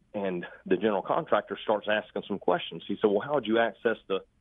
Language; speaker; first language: English; native; English